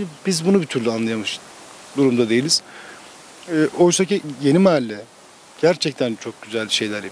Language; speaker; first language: Turkish; native; Turkish